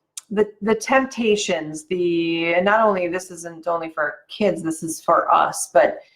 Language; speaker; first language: English; native; English